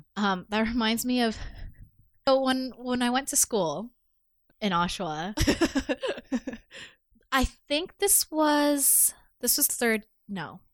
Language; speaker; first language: English; native; English